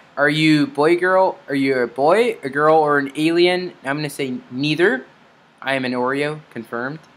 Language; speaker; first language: English; native; English